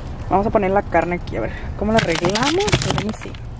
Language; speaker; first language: Spanish; early bilingual, heritage; Spanish